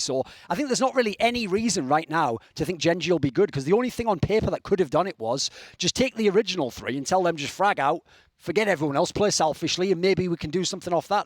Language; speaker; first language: English; native; English